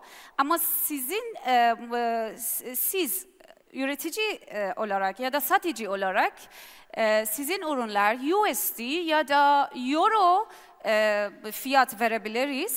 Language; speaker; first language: Turkish; non-native, learner; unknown